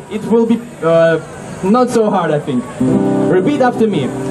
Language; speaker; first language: English; non-native, fluent; Ukrainian